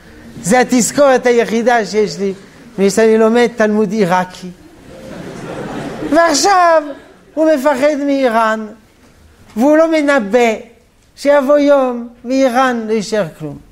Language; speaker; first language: Hebrew; non-native, fluent; French